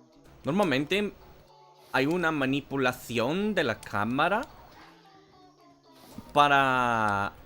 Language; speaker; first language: Spanish; non-native, learner; English